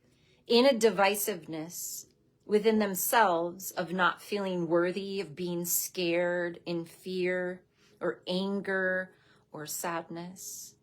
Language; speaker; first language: English; native; English